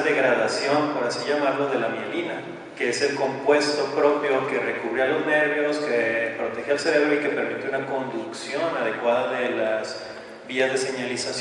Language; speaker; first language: Spanish; native; Spanish